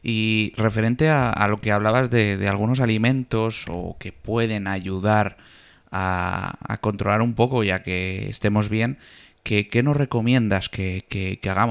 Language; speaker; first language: Spanish; native; Spanish